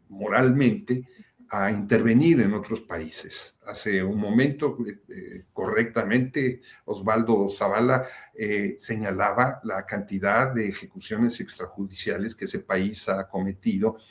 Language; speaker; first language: Spanish; native; Spanish